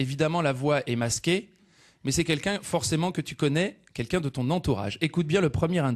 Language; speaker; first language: French; native; French